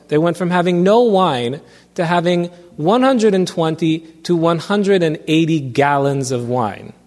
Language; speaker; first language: English; early bilingual, other home language; Armenian